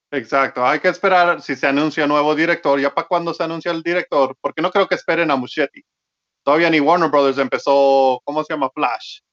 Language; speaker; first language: Spanish; early bilingual, heritage; Spanish